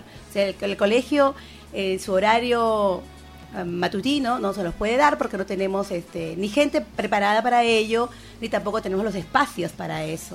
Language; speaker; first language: Spanish; native; Spanish